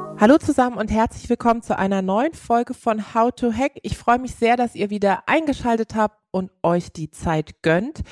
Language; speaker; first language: German; early bilingual, other home language; Turkish